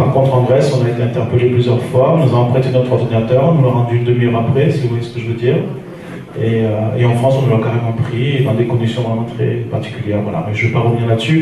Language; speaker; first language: French; native; French